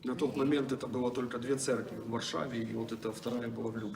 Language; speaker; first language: Russian; native; Russian